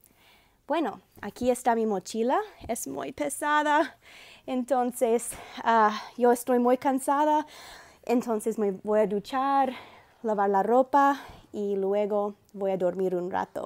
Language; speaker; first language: Spanish; non-native, fluent; English